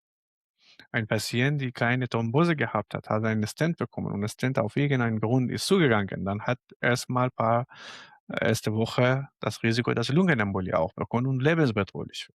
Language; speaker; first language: German; non-native, fluent; Arabic